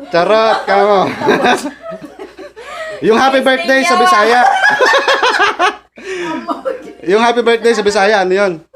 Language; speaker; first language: Cebuano; non-native, local second language; Filipino